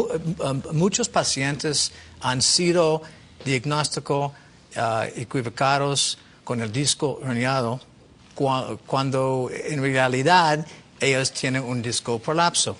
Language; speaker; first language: Spanish; non-native, learner; English